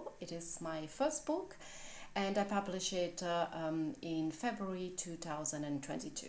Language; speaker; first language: English; non-native, fluent; Italian